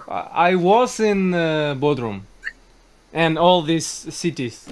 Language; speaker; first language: English; non-native, learner; Russian